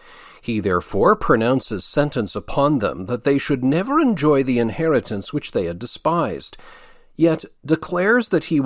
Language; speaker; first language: English; native; English